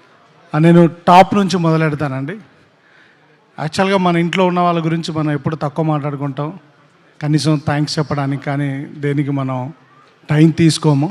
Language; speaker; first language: Telugu; native; Telugu